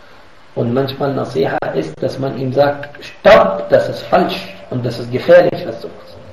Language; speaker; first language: German; non-native, fluent; Arabic